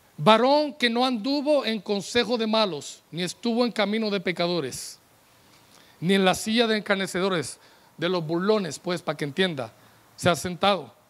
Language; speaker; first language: Spanish; native; Spanish